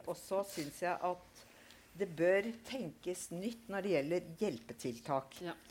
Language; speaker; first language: Norwegian; native; Norwegian